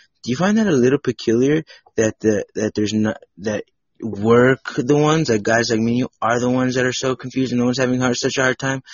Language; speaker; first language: English; native; English